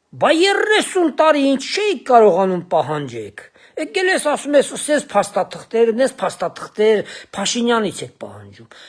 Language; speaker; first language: Armenian; native; Armenian